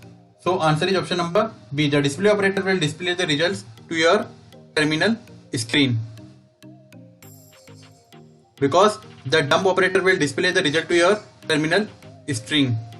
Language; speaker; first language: English; non-native, local second language; Hindi